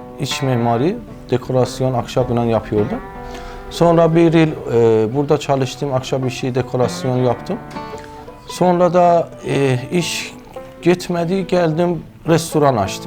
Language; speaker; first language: Turkish; non-native, learner; Persian